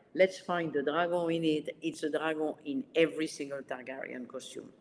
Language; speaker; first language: English; early bilingual, other home language; Arabic